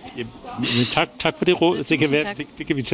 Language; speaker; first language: Danish; native; Danish